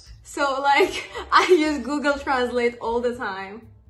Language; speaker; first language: English; non-native, fluent; Persian